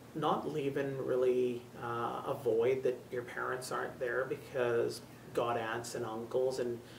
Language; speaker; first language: English; native; English